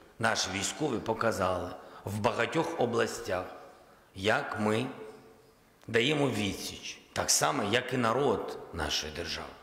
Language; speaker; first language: Ukrainian; non-native, local second language; Russian